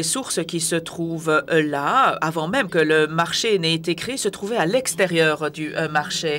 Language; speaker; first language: French; native; French